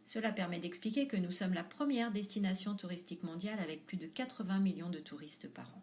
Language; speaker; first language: French; native; French